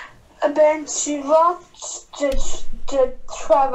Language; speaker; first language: French; non-native, learner; English